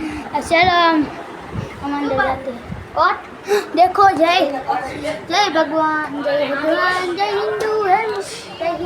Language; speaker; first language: Hindi; non-native, local second language; Gujarati